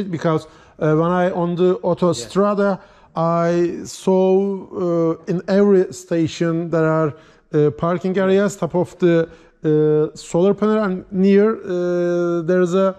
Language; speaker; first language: English; non-native, fluent; Turkish